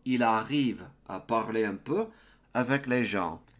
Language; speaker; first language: French; non-native, fluent; English